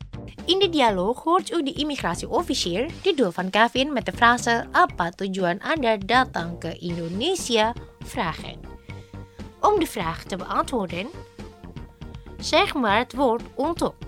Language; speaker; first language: Dutch; non-native, fluent; Indonesian